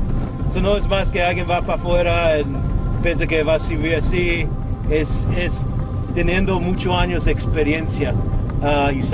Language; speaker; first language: Spanish; early bilingual, heritage; Spanish